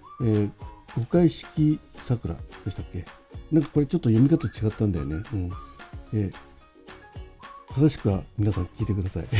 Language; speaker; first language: Japanese; native; Japanese